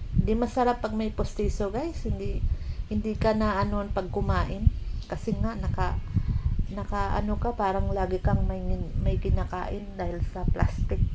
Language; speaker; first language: Filipino; non-native, local second language; Cebuano